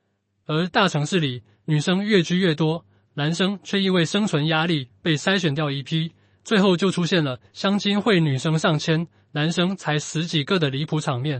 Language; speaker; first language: Chinese; native; Chinese